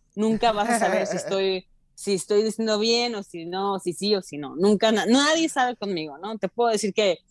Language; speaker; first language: Spanish; native; Spanish